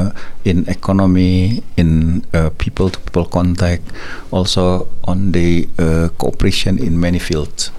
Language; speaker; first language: English; non-native, learner; Indonesian